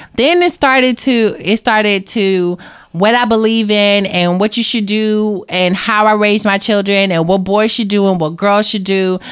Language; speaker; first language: English; native; English